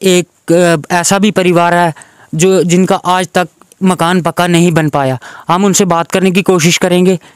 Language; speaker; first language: Hindi; non-native, local second language; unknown